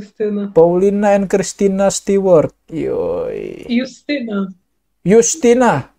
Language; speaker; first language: English; non-native, learner; Indonesian